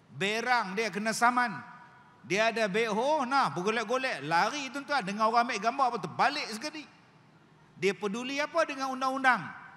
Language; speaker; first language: Malay; native; Malay